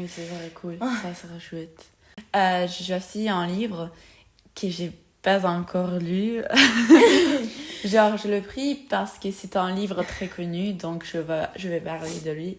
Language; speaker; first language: French; non-native, fluent; Spanish